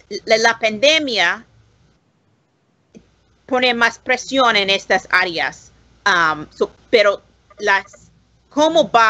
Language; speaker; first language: Spanish; non-native, learner; English